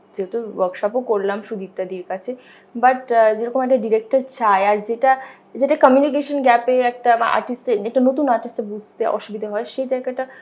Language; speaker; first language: Bangla; non-native, local second language; Hindi